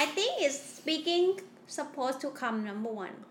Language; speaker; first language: English; non-native, learner; Thai